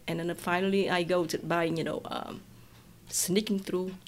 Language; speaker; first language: English; non-native, fluent; Vietnamese